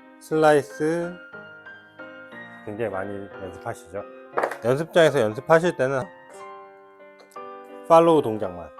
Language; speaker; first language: Korean; native; Korean